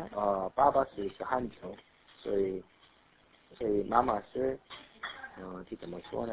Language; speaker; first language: Chinese; non-native, learner; Korean